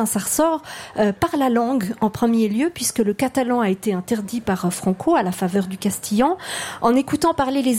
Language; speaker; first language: French; native; French